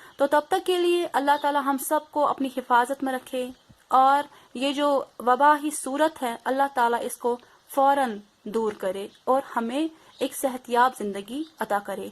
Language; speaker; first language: Urdu; non-native, local second language; Kashmiri